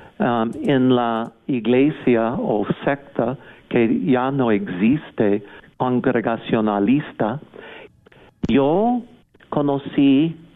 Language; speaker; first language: Spanish; non-native, fluent; English